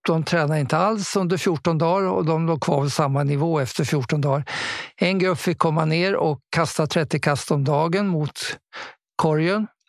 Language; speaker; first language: Swedish; native; Swedish